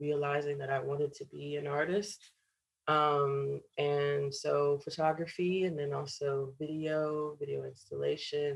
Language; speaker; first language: English; native; English